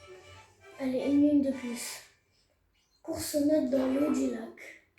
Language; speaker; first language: French; native; French